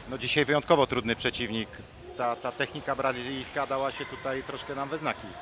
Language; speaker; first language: Polish; native; Polish